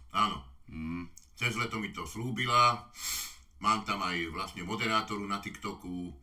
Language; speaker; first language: Slovak; native; Slovak